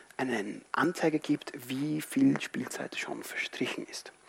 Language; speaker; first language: German; non-native, fluent; Spanish